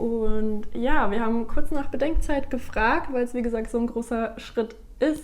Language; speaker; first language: German; native; German